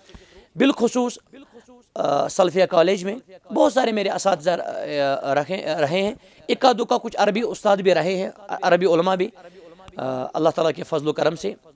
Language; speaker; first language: Hindi; non-native, local second language; Kashmiri